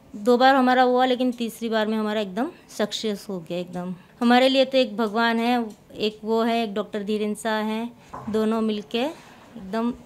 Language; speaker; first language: Hindi; non-native, local second language; Gujarati